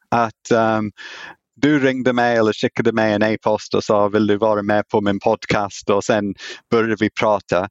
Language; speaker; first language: Swedish; non-native, fluent; English